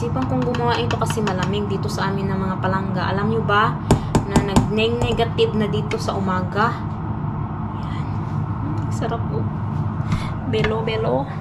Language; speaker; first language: Filipino; non-native, local second language; Hiligaynon